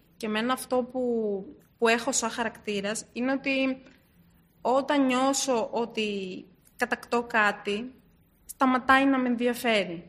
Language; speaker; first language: Greek; early bilingual, other home language; Turkish